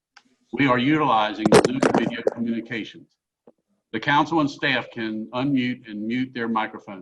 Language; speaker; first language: English; native; English